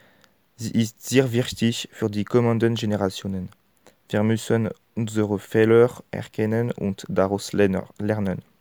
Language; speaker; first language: German; non-native, learner; French